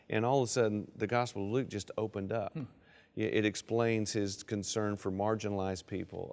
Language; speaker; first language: English; native; English